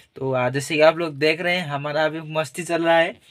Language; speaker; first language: Hindi; non-native, local second language; Odia